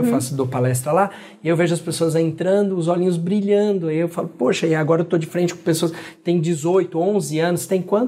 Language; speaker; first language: Portuguese; native; Portuguese